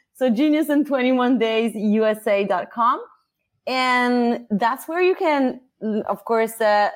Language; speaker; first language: English; non-native, fluent; Italian